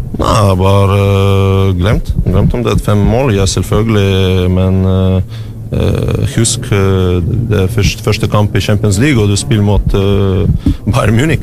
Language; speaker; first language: Norwegian; non-native, learner; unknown